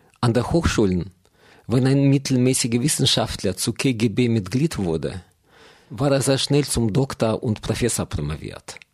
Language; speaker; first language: German; non-native, fluent; Russian